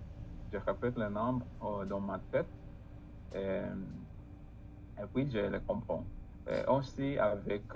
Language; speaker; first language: French; non-native, learner; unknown